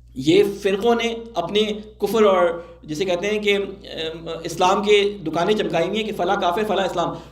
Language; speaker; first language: Urdu; native; Urdu